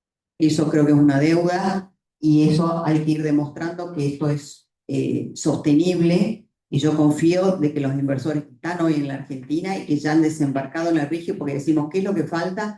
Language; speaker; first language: Spanish; native; Spanish